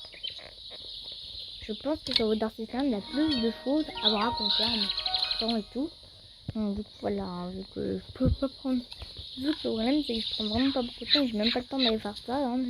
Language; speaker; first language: French; native; French